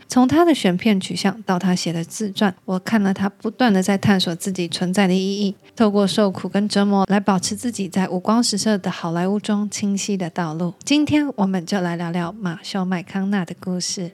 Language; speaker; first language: Chinese; native; Chinese